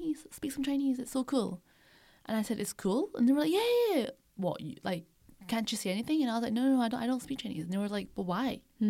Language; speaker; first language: English; native; English